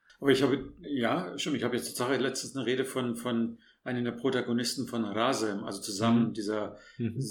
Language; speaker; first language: German; native; German